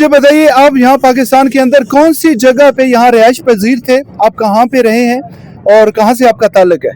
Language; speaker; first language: Hindi; non-native, local second language; Punjabi